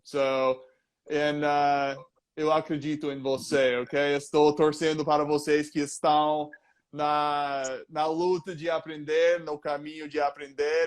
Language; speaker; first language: Portuguese; non-native, learner; English